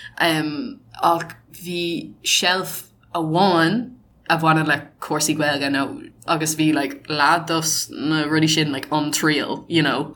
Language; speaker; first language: Irish; non-native, local second language; English